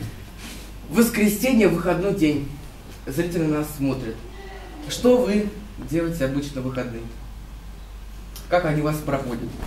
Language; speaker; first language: Russian; native; Russian